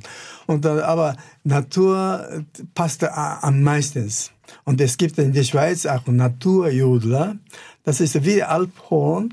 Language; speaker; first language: German; non-native, fluent; Japanese